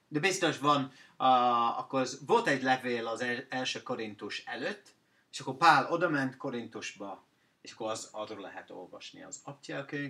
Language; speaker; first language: Hungarian; non-native, fluent; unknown